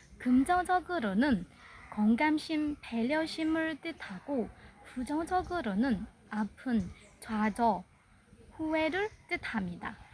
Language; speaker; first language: Korean; non-native, learner; Burmese